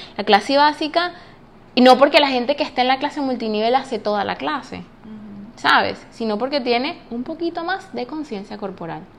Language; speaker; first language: Spanish; native; Spanish